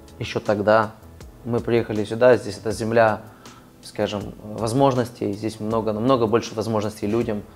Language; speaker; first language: Russian; early bilingual, other home language; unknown